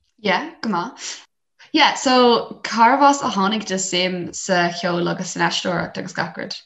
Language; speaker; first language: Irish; non-native, local second language; English